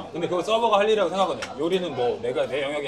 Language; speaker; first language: Korean; native; Korean